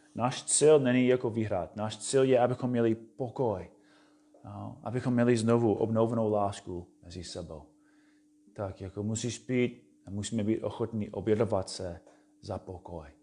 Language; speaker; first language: Czech; non-native, fluent; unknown